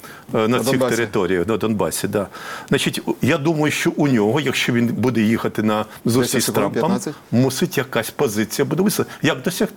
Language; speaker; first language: Ukrainian; native; Ukrainian